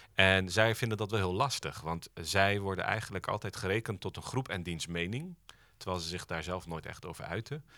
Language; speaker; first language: Dutch; early bilingual, other home language; Turkish